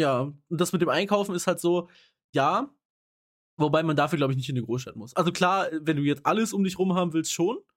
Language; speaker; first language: German; native; German